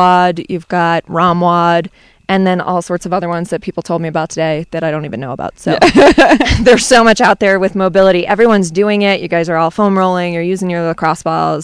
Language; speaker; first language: English; native; English